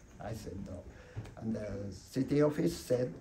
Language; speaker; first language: English; non-native, learner; Japanese